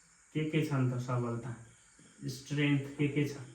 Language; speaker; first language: Nepali; native; Nepali